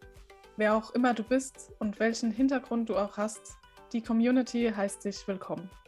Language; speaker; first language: German; native; German